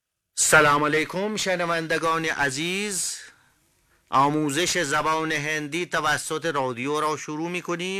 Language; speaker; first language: Persian; non-native, fluent; Hindi